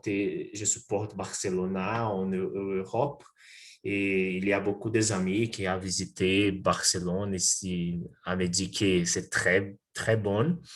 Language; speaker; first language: French; non-native, learner; Portuguese